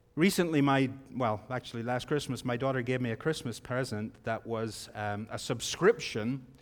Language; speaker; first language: English; native; English